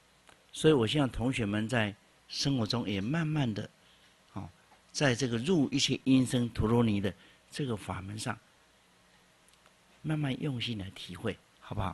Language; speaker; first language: Chinese; native; Chinese